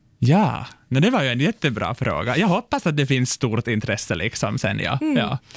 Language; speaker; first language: Swedish; non-native, local second language; Finnish